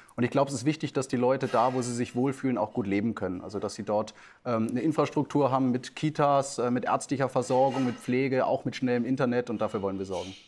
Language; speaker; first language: German; native; German